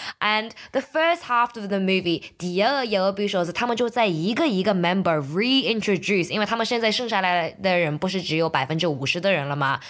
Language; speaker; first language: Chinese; native; Chinese